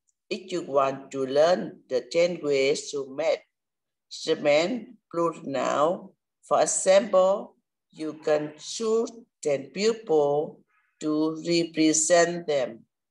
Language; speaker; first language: English; non-native, learner; Vietnamese